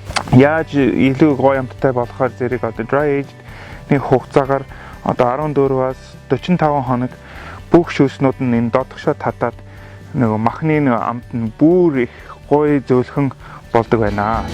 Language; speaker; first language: Mongolian; non-native, fluent; English